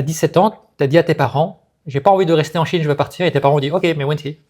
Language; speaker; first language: French; native; French